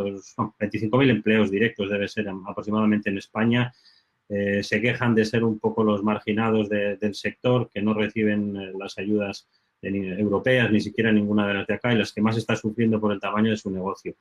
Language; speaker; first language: Spanish; native; Spanish